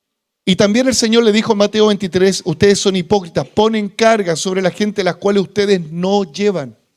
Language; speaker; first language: Spanish; native; Spanish